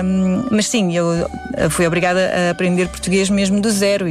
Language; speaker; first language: Portuguese; early bilingual, other home language; Indonesian